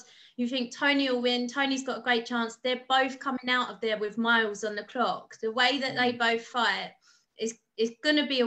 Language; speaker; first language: English; native; English